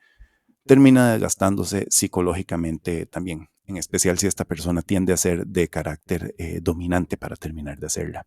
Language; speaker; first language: Spanish; native; Spanish